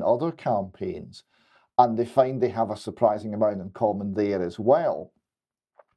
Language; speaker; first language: English; native; English